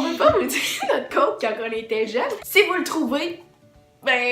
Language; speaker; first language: French; native; French